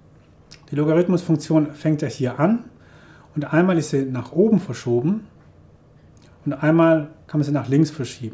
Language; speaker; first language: German; native; German